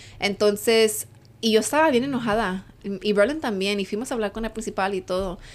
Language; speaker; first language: Spanish; early bilingual, heritage; Spanish